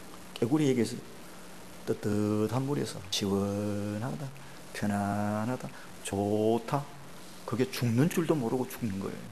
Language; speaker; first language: Korean; native; Korean